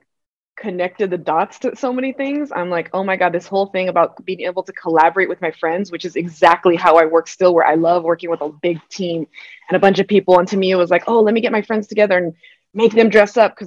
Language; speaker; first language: English; native; English